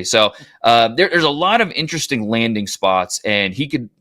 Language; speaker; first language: English; native; English